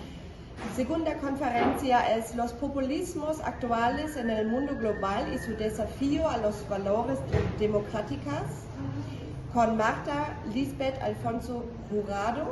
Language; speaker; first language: Spanish; non-native, fluent; German